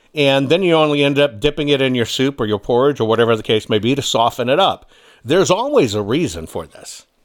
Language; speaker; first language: English; early bilingual, other home language; German